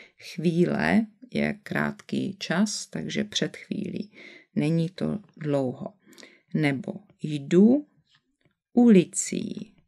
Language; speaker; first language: Czech; native; Czech